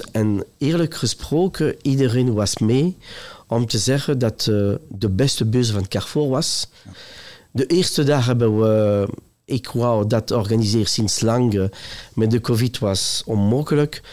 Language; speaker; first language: Dutch; non-native, local second language; French